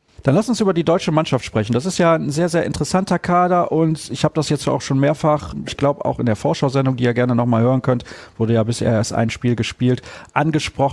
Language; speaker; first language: German; native; German